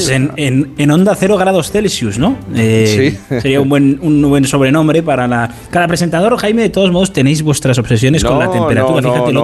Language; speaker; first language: Spanish; native; Spanish